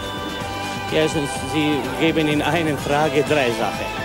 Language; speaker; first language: German; non-native, fluent; Croatian